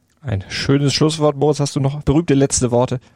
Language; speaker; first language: German; native; German